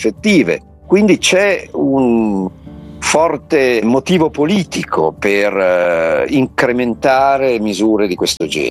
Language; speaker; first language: Italian; native; Italian